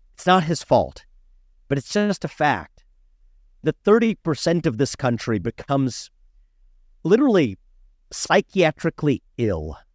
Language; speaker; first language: English; early bilingual, other home language; Hindi